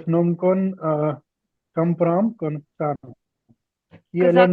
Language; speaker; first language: English; non-native, learner; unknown